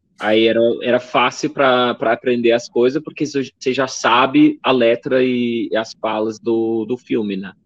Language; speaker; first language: Portuguese; non-native, fluent; English